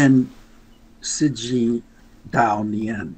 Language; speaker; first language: Chinese; non-native, learner; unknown